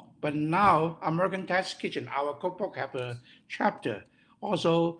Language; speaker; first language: English; non-native, local second language; Cantonese